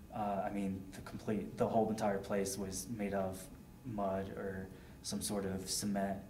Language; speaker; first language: English; native; English